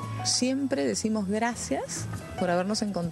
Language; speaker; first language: Spanish; native; Spanish